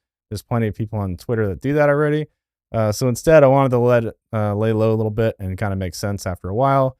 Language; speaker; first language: English; native; English